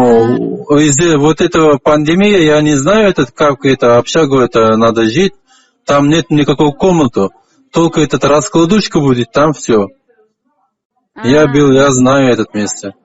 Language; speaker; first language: Russian; non-native, local second language; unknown